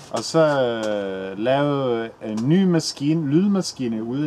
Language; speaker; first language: Danish; non-native, fluent; Spanish